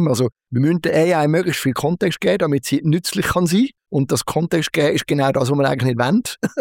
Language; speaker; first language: German; native; German